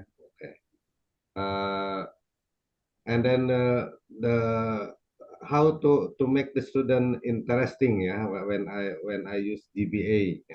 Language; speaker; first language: English; non-native, learner; Indonesian